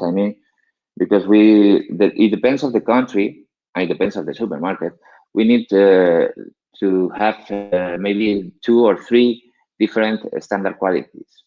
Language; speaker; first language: English; non-native, learner; Spanish